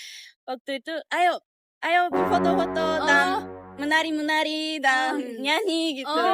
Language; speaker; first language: Indonesian; non-native, learner; Japanese